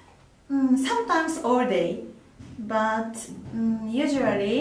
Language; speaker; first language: English; non-native, learner; Japanese